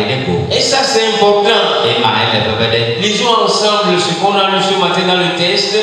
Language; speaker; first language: French; non-native, local second language; Ewe